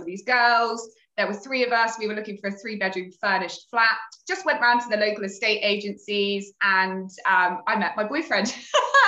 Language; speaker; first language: English; native; English